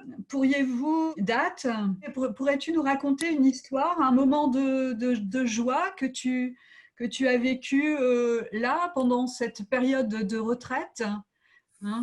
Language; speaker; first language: French; native; French